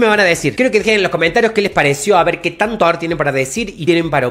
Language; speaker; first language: Spanish; native; Spanish